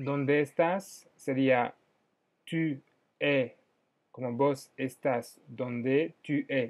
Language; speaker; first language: Spanish; non-native, fluent; French